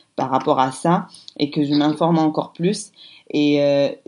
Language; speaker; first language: French; non-native, local second language; Arabic